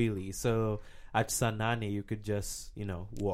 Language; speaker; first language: English; non-native, local second language; Swahili